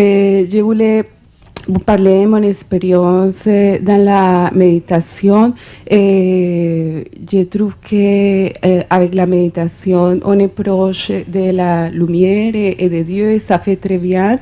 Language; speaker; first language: French; non-native, fluent; Spanish